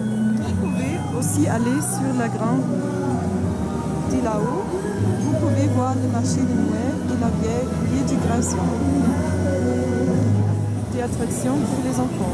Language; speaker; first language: French; non-native, learner; German